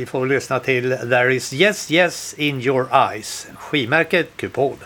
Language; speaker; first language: Swedish; native; Swedish